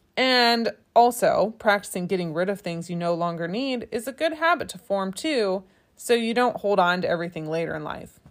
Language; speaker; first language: English; native; English